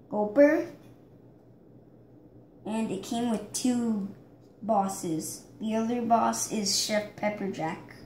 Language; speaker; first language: English; native; English